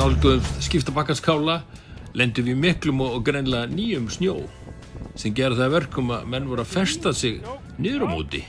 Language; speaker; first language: Icelandic; native; Icelandic